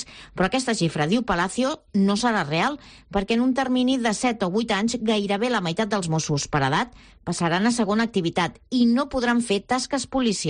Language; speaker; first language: Catalan; native; Catalan